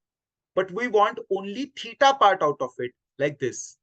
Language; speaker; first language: English; non-native, local second language; Hindi